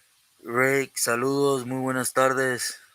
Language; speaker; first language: Spanish; early bilingual, heritage; Spanish